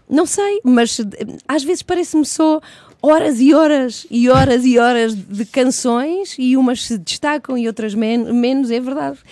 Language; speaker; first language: Portuguese; early bilingual, heritage; Portuguese